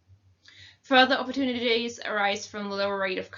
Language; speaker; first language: English; non-native, fluent; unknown